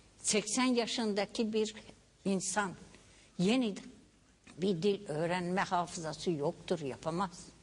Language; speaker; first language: Turkish; non-native, local second language; Kurdish